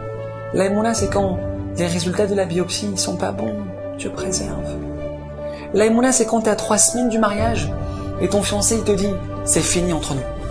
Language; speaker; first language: French; native; French